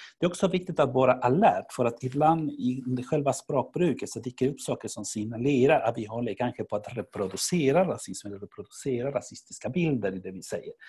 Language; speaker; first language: Swedish; non-native, fluent; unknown